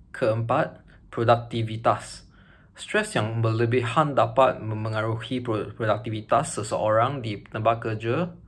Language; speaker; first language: Malay; non-native, local second language; Chinese